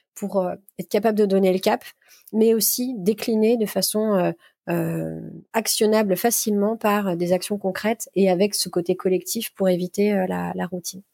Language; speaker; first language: French; native; French